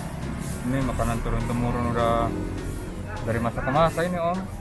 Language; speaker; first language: Indonesian; native; Indonesian